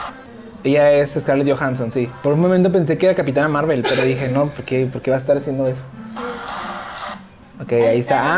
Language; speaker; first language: Spanish; native; Spanish